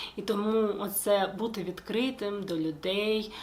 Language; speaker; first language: Ukrainian; non-native, local second language; Russian